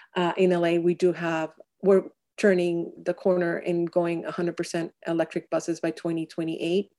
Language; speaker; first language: English; non-native, fluent; Spanish